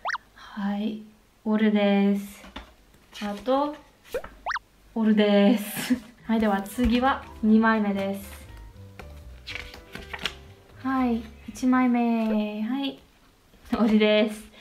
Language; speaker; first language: Japanese; non-native, learner; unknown